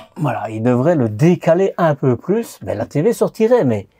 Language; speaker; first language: French; native; French